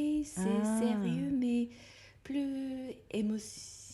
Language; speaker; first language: French; non-native, learner; Korean